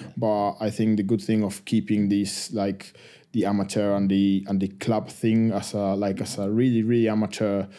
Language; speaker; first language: English; non-native, fluent; Spanish